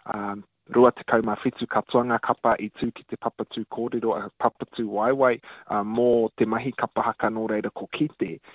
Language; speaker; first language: Māori; native; Māori